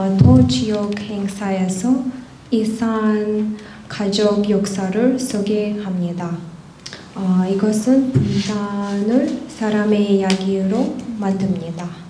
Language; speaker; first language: Korean; non-native, learner; Russian